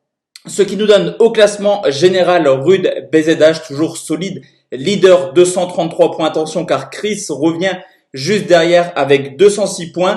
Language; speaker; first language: French; native; French